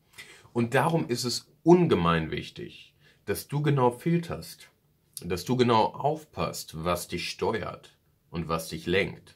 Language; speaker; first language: German; native; German